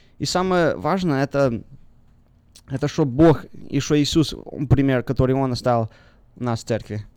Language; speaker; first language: Russian; early bilingual, heritage; Russian